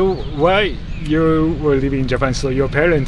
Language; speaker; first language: English; non-native, fluent; Japanese